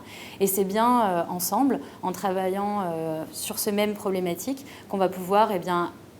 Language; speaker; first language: French; native; French